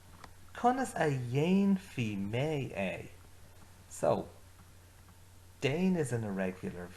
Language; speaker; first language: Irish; non-native, local second language; English